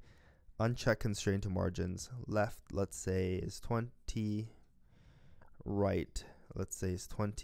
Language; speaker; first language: English; native; English